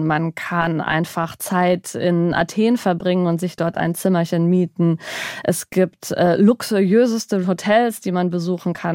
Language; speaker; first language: German; native; German